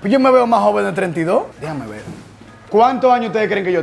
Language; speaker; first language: Spanish; native; Spanish